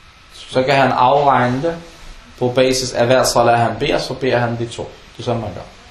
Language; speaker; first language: Danish; non-native, fluent; Arabic